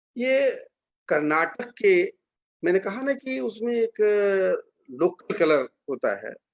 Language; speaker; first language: Hindi; native; Hindi